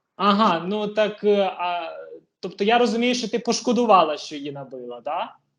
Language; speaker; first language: Ukrainian; native; Ukrainian